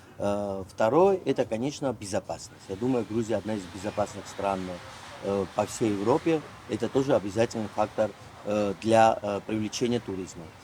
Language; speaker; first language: Russian; non-native, fluent; Georgian